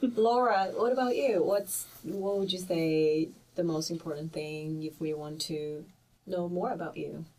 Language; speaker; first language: English; early bilingual, other home language; Chinese